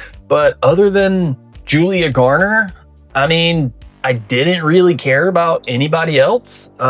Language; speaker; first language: English; native; English